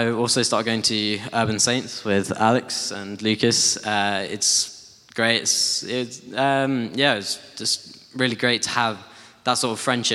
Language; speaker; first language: English; native; English